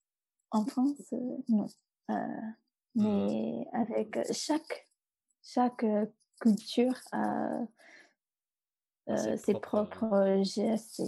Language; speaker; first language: French; non-native, fluent; English